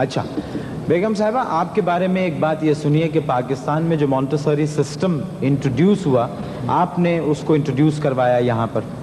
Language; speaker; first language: Urdu; native; Urdu